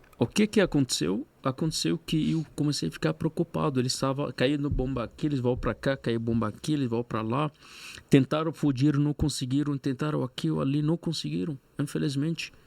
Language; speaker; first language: Portuguese; non-native, fluent; Arabic